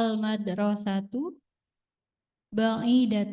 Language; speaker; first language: Arabic; non-native, learner; Indonesian